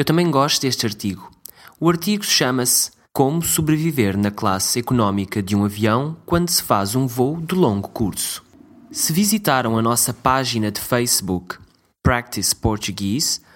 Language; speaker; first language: Portuguese; non-native, learner; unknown